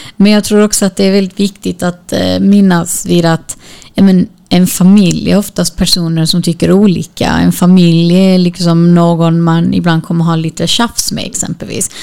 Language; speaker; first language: Swedish; early bilingual, other home language; Kurdish